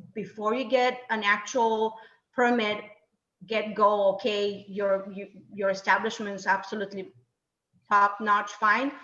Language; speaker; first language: English; non-native, fluent; Bulgarian